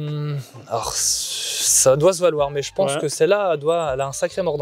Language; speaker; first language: French; native; French